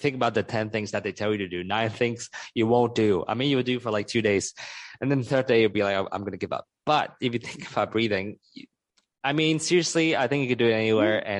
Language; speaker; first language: English; non-native, local second language; Cantonese